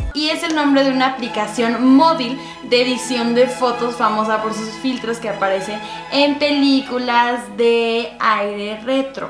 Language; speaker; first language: Spanish; native; Spanish